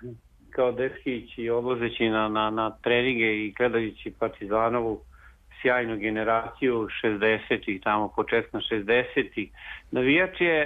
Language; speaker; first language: Serbian; native; Serbian